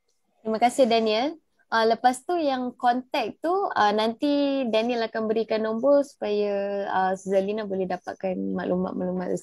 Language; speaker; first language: Malay; native; Malay